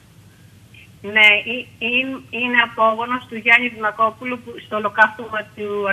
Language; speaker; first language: Greek; early bilingual, heritage; Greek